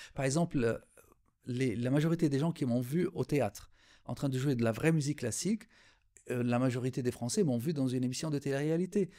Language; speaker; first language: French; non-native, local second language; Arabic